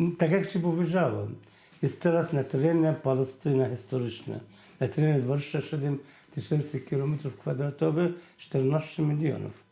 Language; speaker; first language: Polish; non-native, fluent; Arabic